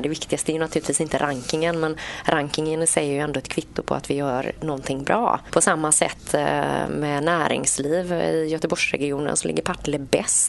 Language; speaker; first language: Swedish; native; Swedish